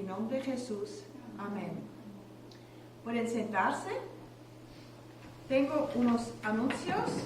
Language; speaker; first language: Spanish; non-native, learner; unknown